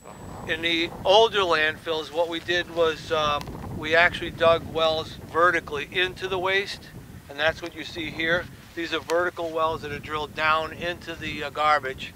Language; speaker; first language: English; native; English